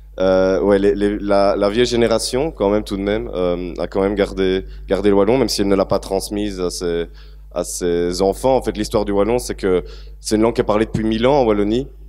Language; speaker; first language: French; native; French